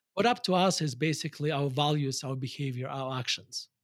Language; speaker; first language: English; non-native, fluent; Russian